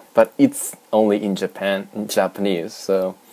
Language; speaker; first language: English; non-native, fluent; Japanese